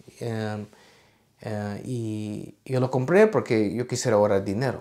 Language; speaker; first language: Spanish; early bilingual, heritage; Spanish